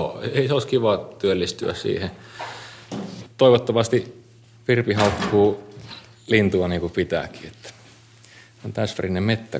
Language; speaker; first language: Finnish; native; Finnish